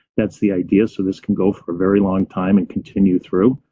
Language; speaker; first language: English; native; English